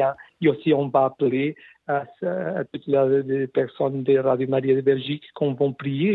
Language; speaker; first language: French; non-native, learner; Portuguese